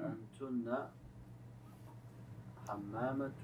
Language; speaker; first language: Arabic; non-native, learner; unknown